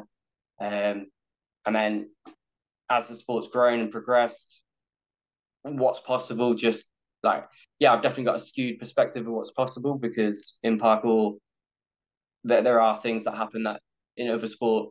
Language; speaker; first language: English; native; English